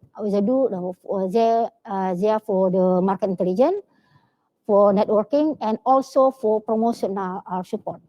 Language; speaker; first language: English; non-native, learner; Indonesian